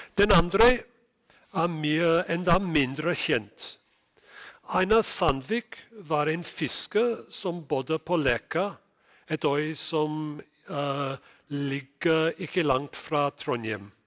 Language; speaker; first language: Norwegian; non-native, fluent; English